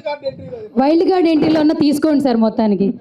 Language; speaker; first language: Telugu; native; Telugu